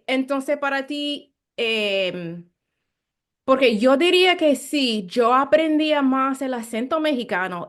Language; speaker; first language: Spanish; non-native, learner; English